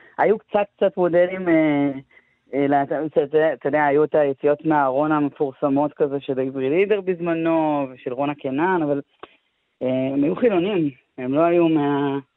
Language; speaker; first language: Hebrew; native; Hebrew